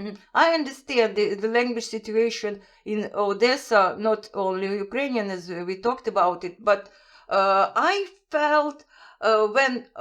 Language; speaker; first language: English; non-native, fluent; Russian